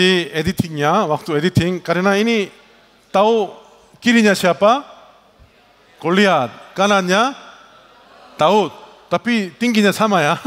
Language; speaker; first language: Indonesian; non-native, learner; Korean